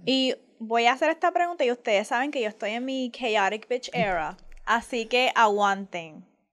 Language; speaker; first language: Spanish; early bilingual, heritage; Spanish